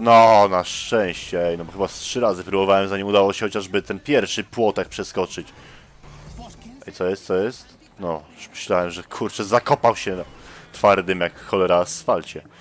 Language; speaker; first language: Polish; native; Polish